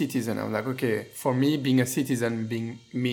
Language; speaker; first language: English; non-native, fluent; French